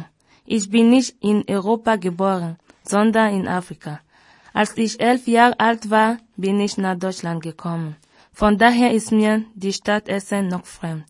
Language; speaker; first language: German; early bilingual, other home language; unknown